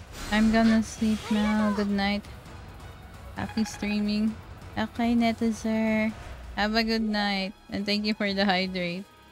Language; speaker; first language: English; non-native, local second language; Filipino